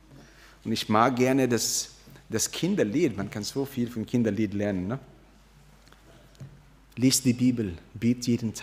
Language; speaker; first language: German; non-native, fluent; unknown